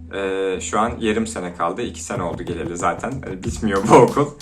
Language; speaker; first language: Turkish; native; Turkish